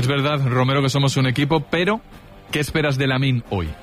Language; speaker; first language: Spanish; native; Spanish